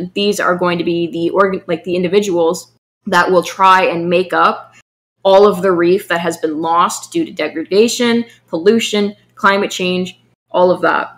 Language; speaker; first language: English; native; English